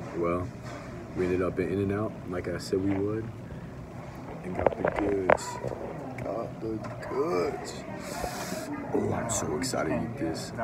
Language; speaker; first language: English; native; English